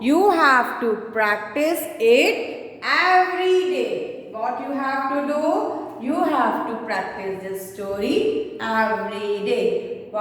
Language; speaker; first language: English; non-native, local second language; Hindi